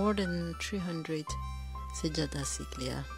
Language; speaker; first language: Hindi; non-native, local second language; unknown